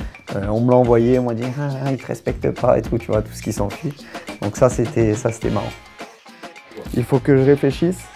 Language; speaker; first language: French; native; French